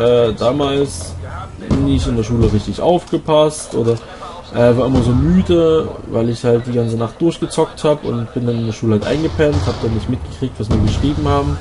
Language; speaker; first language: German; native; German